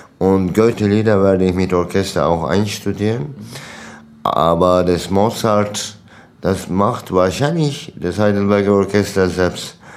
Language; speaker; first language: German; non-native, fluent; Turkish